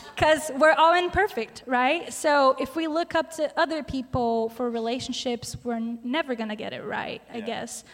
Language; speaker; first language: English; non-native, fluent; Portuguese